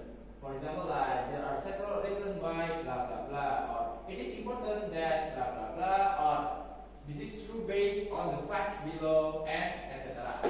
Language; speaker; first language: English; non-native, fluent; Indonesian